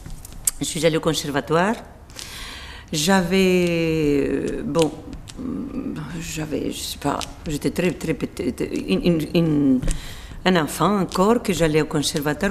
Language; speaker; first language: French; non-native, fluent; Spanish